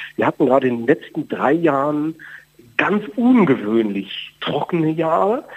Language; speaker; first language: German; native; German